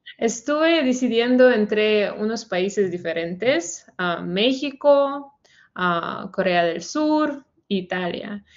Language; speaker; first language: Spanish; non-native, fluent; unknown